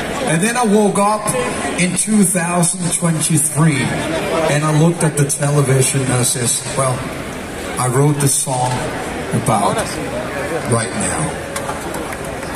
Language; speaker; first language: English; non-native, fluent; Danish